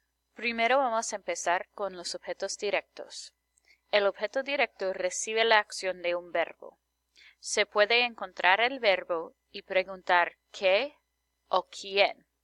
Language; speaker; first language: Spanish; non-native, fluent; English